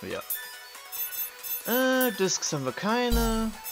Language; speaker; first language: German; native; German